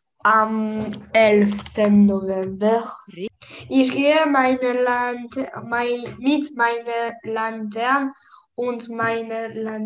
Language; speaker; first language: German; non-native, learner; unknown